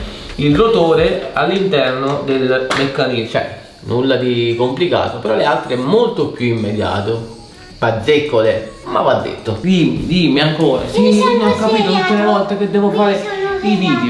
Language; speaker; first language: Italian; native; Italian